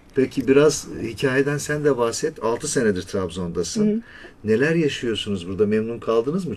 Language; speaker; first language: Turkish; native; Turkish